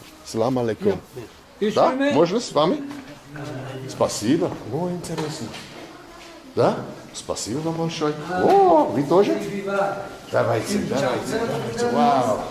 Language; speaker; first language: Russian; non-native, learner; English